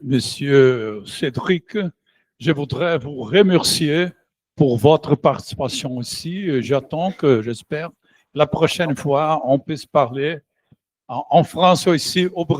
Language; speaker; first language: French; non-native, learner; Portuguese